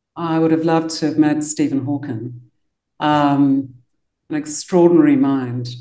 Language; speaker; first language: English; native; English